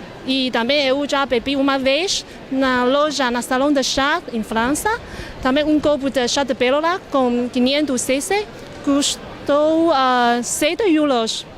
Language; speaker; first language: Portuguese; non-native, fluent; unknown